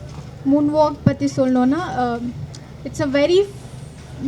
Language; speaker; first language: Tamil; non-native, learner; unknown